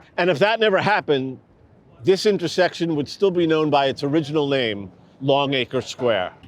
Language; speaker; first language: English; native; English